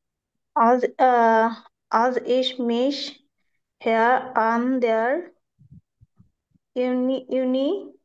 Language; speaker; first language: German; non-native, learner; Bangla